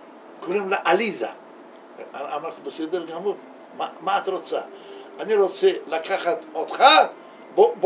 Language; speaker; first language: Hebrew; non-native, learner; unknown